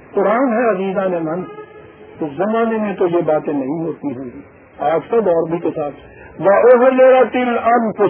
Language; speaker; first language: Urdu; non-native, local second language; Punjabi